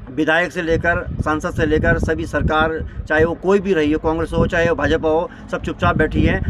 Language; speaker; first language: Hindi; native; Hindi